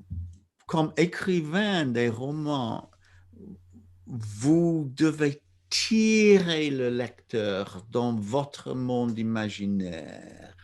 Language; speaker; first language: French; non-native, fluent; English